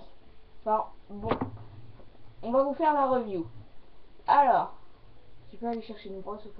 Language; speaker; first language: French; native; French